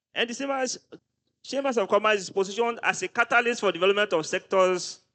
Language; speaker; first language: English; non-native, local second language; Yoruba